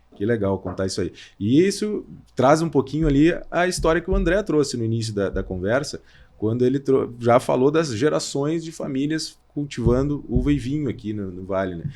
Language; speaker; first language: Portuguese; native; Portuguese